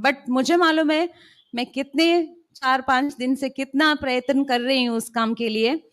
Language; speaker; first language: Hindi; non-native, local second language; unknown